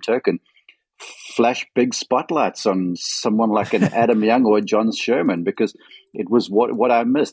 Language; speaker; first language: English; native; English